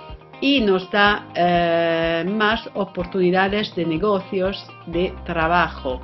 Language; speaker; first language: Spanish; non-native, fluent; Italian